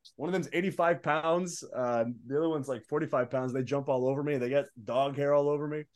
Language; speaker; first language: English; early bilingual, other home language; Arabic